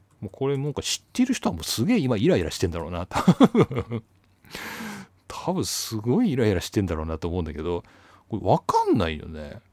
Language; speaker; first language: Japanese; native; Japanese